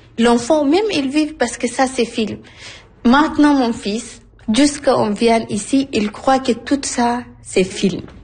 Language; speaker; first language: French; non-native, learner; Arabic